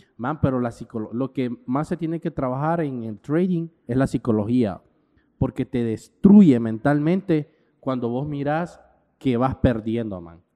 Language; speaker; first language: Spanish; native; Spanish